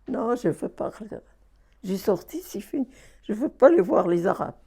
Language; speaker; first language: French; non-native, learner; Arabic